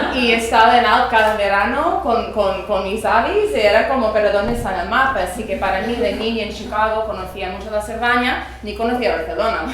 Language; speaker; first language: Spanish; early bilingual, other home language; English